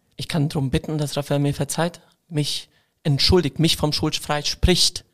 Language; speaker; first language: German; non-native, fluent; Hungarian